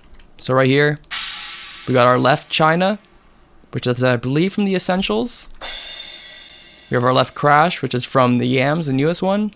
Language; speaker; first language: English; native; English